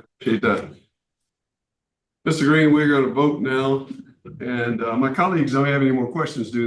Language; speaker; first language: English; native; English